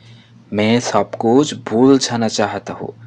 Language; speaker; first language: Hindi; non-native, fluent; Bangla